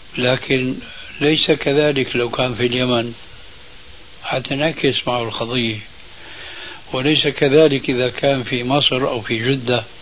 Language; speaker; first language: Arabic; early bilingual, other home language; Albanian